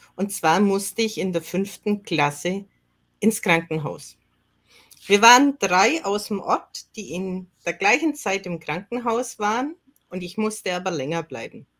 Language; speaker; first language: German; native; German